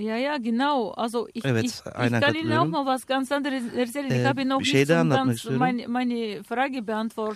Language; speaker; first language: German; non-native, fluent; Bulgarian